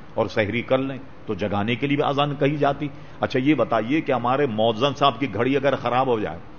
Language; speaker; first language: Urdu; native; Urdu